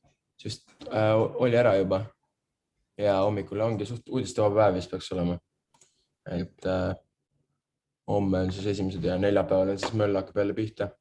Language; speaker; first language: Estonian; native; Estonian